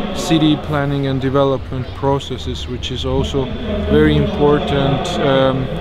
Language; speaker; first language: English; non-native, fluent; Georgian